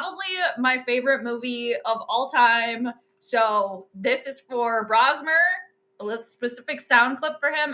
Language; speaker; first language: English; native; English